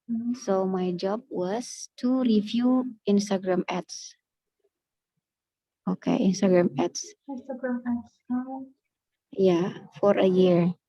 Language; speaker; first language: English; non-native, local second language; Indonesian